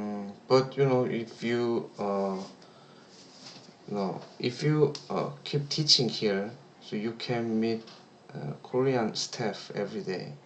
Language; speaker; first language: English; non-native, learner; Korean